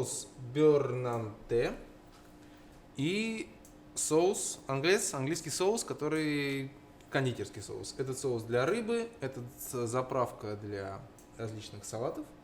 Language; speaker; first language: Russian; native; Russian